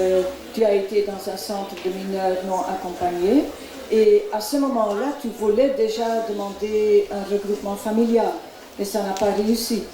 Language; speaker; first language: French; non-native, local second language; Dutch